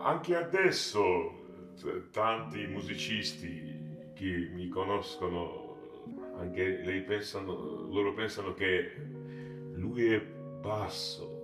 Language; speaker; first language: Italian; non-native, learner; Georgian